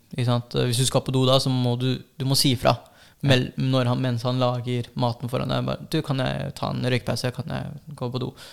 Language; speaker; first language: Norwegian; early bilingual, other home language; Filipino